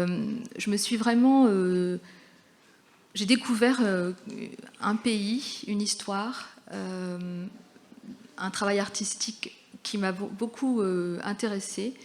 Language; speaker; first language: French; native; French